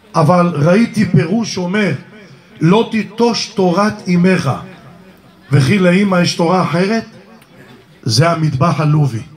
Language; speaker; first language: Hebrew; early bilingual, other home language; Arabic